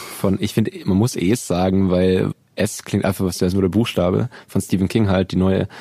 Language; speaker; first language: German; native; German